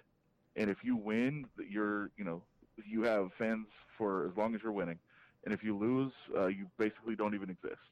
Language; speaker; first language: English; native; English